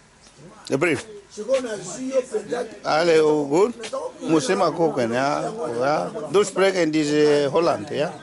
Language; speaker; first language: Dutch; non-native, learner; Kongo